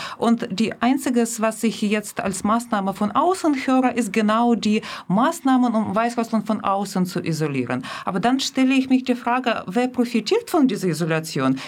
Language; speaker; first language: German; non-native, fluent; Russian